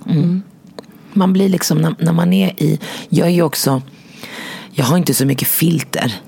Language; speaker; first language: Swedish; native; Swedish